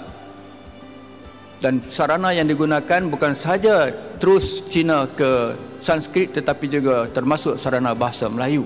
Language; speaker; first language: Malay; native; Malay